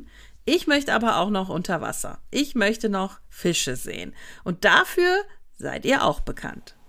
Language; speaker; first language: German; native; German